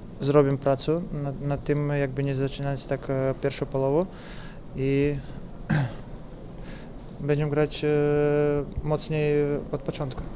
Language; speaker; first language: Polish; non-native, learner; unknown